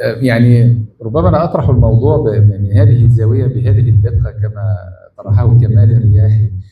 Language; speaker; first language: Arabic; native; Arabic